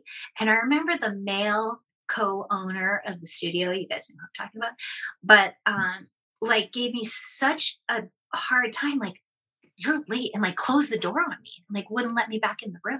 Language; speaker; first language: English; native; English